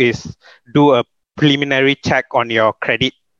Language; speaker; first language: English; non-native, local second language; Malay